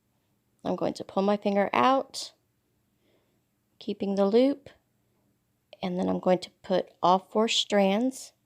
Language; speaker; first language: English; native; English